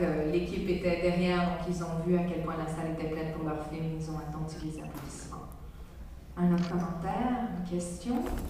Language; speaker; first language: French; native; French